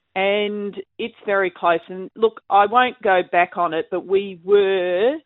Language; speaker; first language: English; native; English